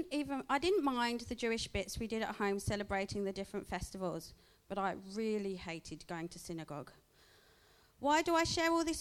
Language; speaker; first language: English; native; English